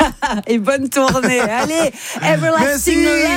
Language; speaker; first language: French; native; French